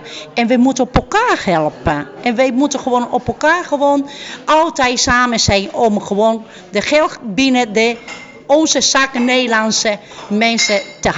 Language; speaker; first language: Dutch; non-native, fluent; Spanish